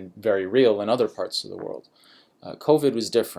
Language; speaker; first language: English; native; English